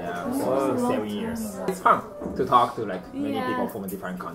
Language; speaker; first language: English; non-native, fluent; Japanese